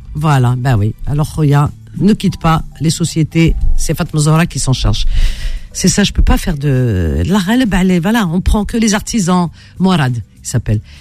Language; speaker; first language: French; native; French